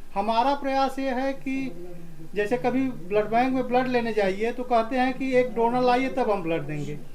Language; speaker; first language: Hindi; native; Hindi